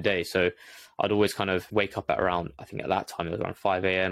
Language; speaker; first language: English; native; English